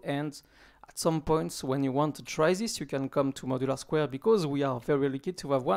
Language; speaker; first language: English; non-native, fluent; French